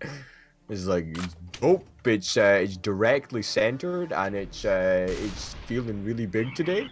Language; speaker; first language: English; native; English